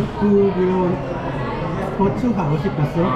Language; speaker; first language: Korean; non-native, learner; Spanish